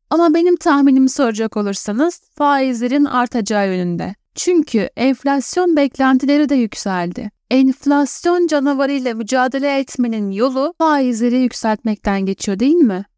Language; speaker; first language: Turkish; native; Turkish